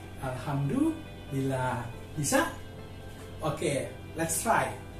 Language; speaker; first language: English; non-native, fluent; Indonesian